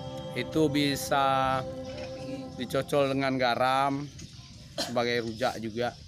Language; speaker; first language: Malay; non-native, local second language; Achinese